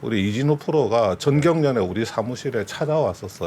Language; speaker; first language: Korean; native; Korean